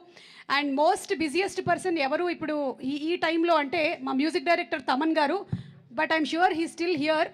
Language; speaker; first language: Telugu; native; Telugu